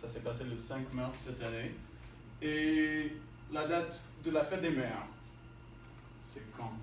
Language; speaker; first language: French; non-native, fluent; English